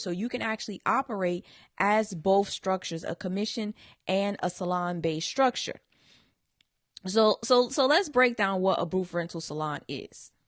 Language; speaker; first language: English; native; English